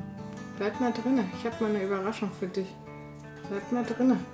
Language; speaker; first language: German; native; German